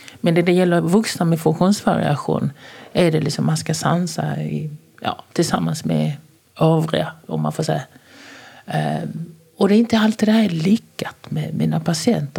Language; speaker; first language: Swedish; native; Swedish